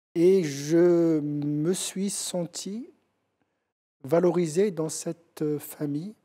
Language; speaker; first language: French; non-native, local second language; Central Atlas Tamazight